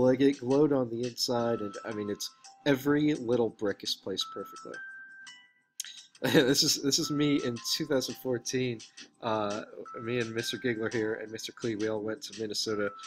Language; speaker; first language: English; native; English